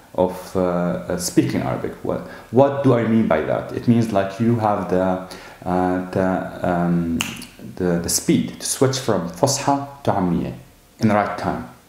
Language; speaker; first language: English; non-native, fluent; Arabic